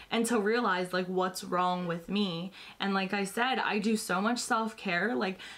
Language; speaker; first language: English; native; English